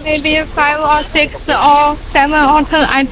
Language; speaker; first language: English; non-native, learner; Chinese